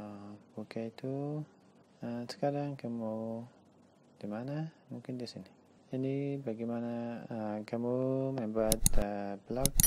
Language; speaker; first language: Indonesian; non-native, learner; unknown